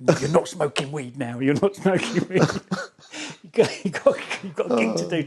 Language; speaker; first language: English; native; English